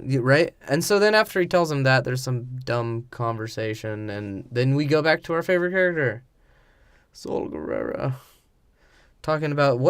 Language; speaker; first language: English; native; English